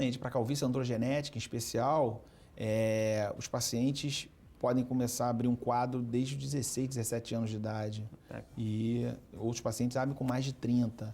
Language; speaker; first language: Portuguese; native; Portuguese